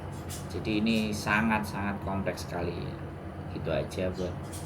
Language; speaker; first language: Indonesian; native; Indonesian